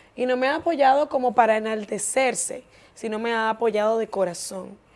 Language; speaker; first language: Spanish; native; Spanish